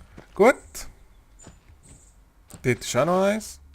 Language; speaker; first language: German; native; German